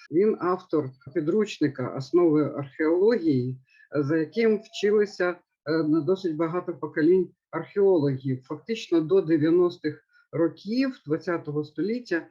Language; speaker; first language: Ukrainian; native; Ukrainian